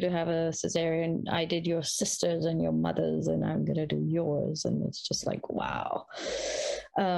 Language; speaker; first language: English; non-native, local second language; Hindi